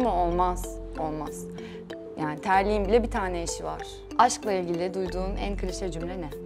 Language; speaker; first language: Turkish; native; Turkish